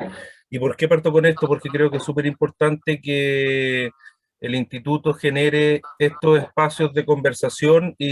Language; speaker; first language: Spanish; native; Spanish